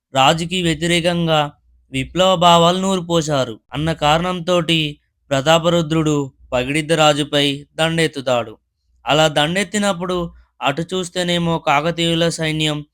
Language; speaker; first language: Telugu; native; Telugu